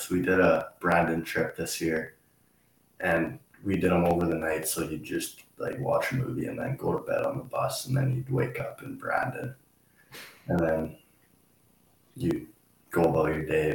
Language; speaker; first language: English; native; English